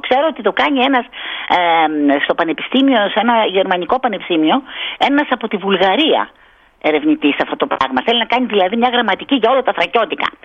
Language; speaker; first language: Greek; native; Greek